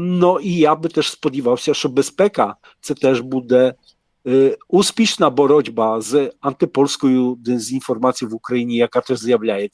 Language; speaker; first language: Polish; non-native, learner; Ukrainian